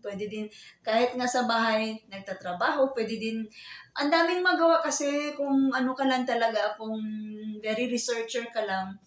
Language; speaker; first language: Filipino; native; Filipino